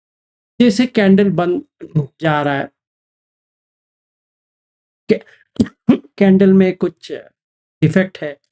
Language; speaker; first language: Hindi; native; Hindi